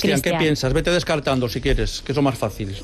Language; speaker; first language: Spanish; native; Spanish